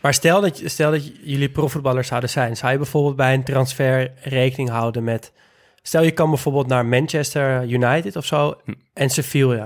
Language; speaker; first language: Dutch; native; Dutch